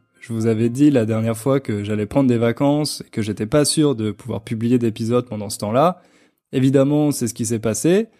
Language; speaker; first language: French; native; French